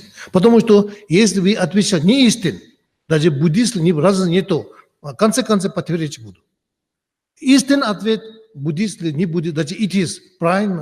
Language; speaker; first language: Russian; non-native, learner; Tibetan